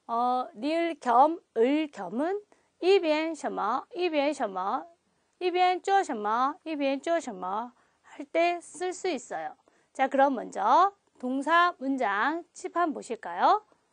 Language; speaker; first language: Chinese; non-native, fluent; Korean